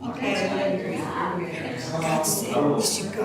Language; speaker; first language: English; non-native, learner; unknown